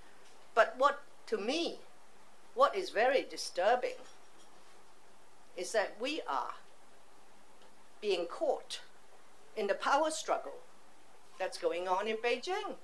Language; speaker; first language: English; non-native, local second language; Cantonese